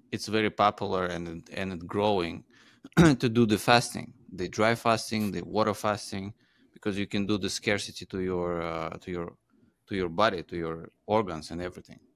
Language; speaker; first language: English; non-native, fluent; Uzbek